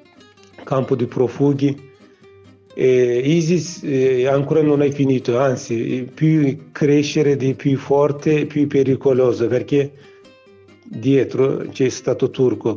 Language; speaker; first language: Italian; non-native, learner; Kurdish